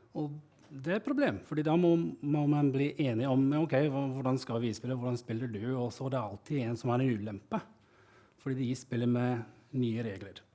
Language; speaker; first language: Norwegian; non-native, fluent; English